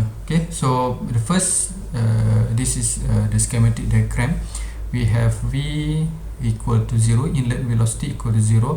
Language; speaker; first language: English; non-native, local second language; Malay